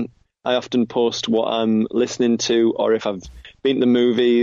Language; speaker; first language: English; native; English